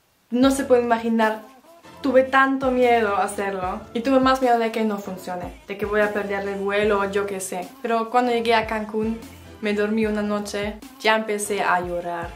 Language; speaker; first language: Spanish; non-native, fluent; German